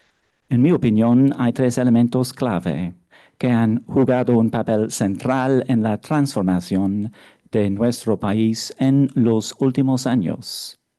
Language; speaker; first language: Spanish; non-native, fluent; English